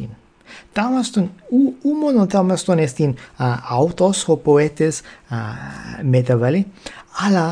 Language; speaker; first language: Greek; non-native, fluent; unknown